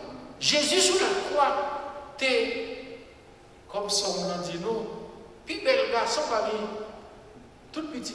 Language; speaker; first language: French; non-native, local second language; Haitian Creole